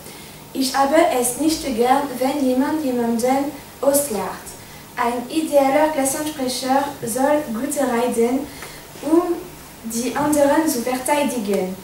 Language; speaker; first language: German; non-native, learner; French